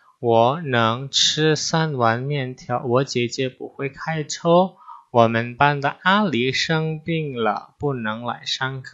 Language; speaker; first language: Chinese; non-native, fluent; Indonesian